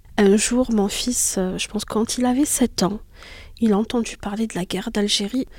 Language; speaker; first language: French; non-native, local second language; Arabic